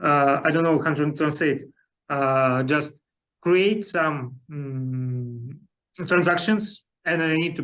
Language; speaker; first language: English; non-native, learner; Russian